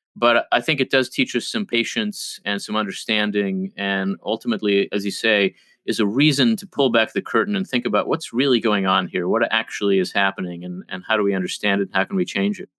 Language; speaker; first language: English; early bilingual, other home language; Hebrew